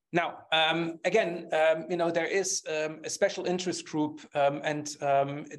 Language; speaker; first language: English; non-native, fluent; German